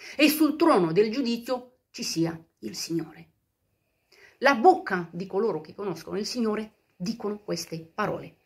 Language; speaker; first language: Italian; non-native, fluent; Romanian